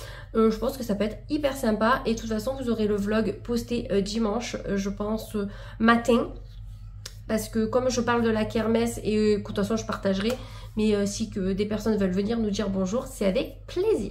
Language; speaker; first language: French; native; French